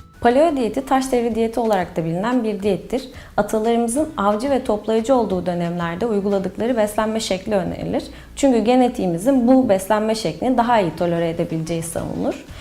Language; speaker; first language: Turkish; native; Turkish